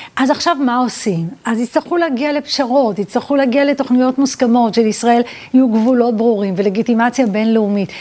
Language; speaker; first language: Hebrew; early bilingual, other home language; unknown